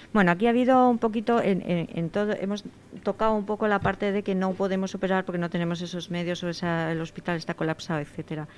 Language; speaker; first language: Spanish; native; Spanish